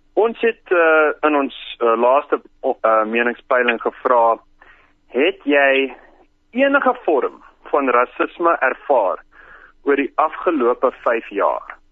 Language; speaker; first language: Afrikaans; non-native, local second language; English